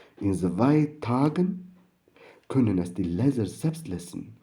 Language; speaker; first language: German; non-native, learner; Turkish